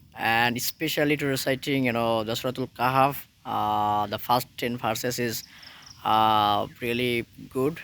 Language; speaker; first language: English; non-native, local second language; Bangla